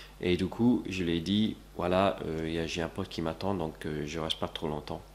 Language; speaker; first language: French; non-native, fluent; English